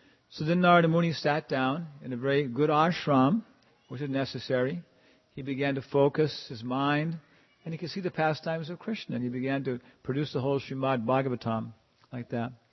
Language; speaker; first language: English; native; English